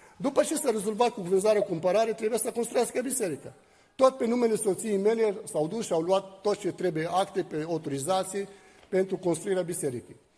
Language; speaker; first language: Romanian; non-native, fluent; Arabic